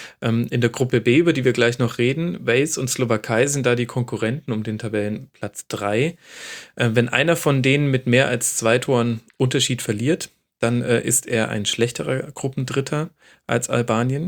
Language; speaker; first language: German; native; German